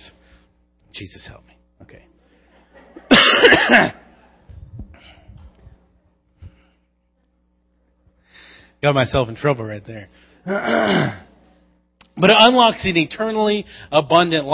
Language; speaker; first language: English; native; English